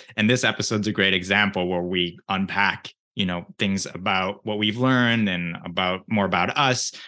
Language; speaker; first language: English; early bilingual, other home language; Japanese